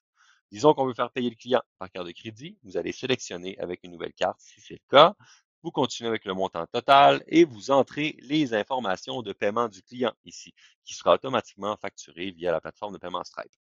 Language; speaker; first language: French; native; French